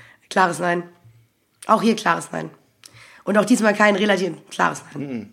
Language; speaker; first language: German; native; German